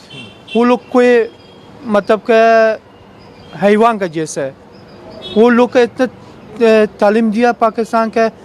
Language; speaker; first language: Hindi; non-native, learner; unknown